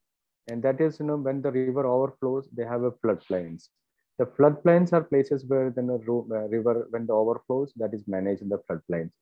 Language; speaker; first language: English; non-native, local second language; Malayalam